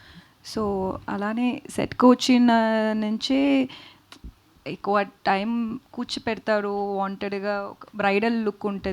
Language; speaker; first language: Telugu; non-native, learner; Tamil